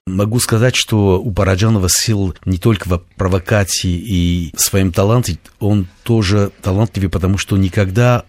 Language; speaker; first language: Russian; non-native, fluent; Armenian